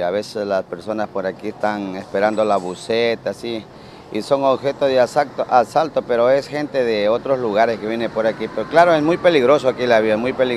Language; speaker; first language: Spanish; native; Spanish